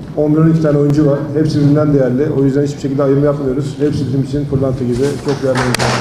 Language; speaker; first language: Turkish; native; Turkish